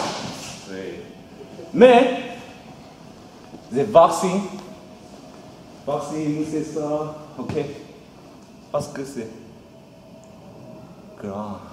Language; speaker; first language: French; non-native, learner; Korean